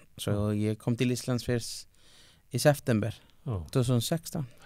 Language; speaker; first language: Icelandic; non-native, learner; Spanish